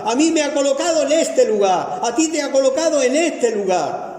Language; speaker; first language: Spanish; native; Spanish